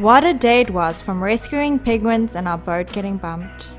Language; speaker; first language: English; native; English